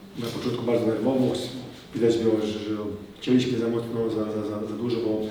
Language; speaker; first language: Polish; non-native, fluent; Serbian